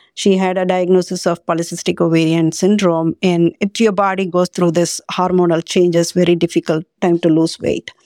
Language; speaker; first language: English; non-native, local second language; Tamil